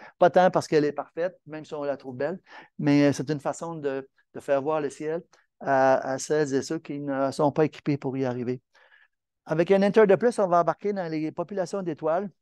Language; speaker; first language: French; native; French